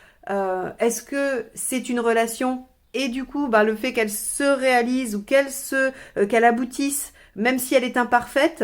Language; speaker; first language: French; native; French